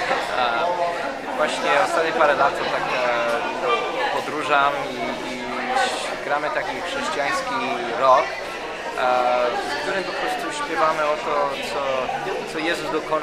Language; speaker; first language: Polish; early bilingual, heritage; Polish